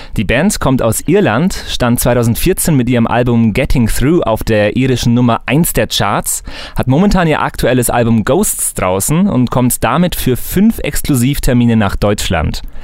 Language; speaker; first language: German; native; German